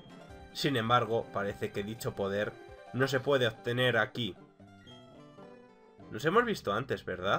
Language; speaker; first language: Spanish; native; Spanish